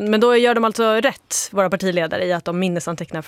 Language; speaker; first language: Swedish; native; Swedish